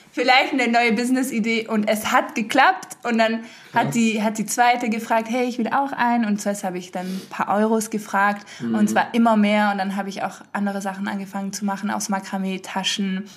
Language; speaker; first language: German; early bilingual, heritage; French